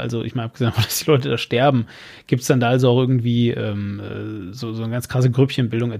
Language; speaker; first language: German; native; German